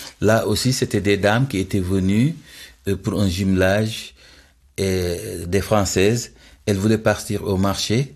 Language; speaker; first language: French; non-native, local second language; Wolof